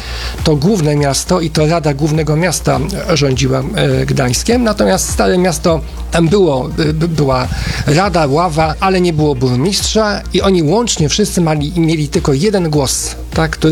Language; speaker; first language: Polish; native; Polish